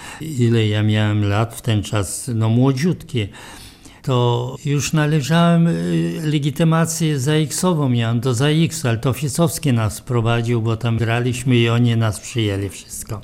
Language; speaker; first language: Polish; non-native, local second language; Romany